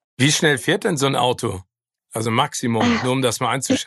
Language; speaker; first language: German; native; German